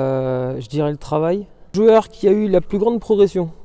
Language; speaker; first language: French; native; French